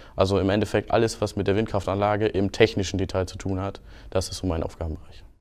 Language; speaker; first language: German; native; German